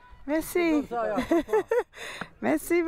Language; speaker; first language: French; non-native, learner; Dutch